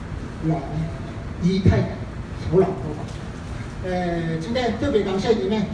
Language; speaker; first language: Chinese; non-native, fluent; Japanese